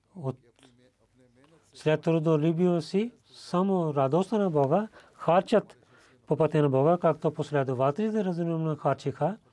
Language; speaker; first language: Bulgarian; non-native, learner; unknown